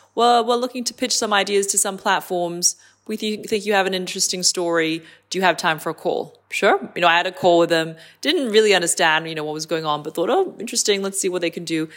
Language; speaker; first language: English; non-native, local second language; Cantonese